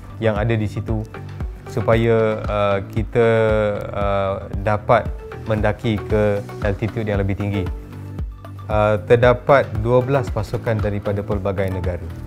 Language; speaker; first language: Malay; non-native, local second language; Tamil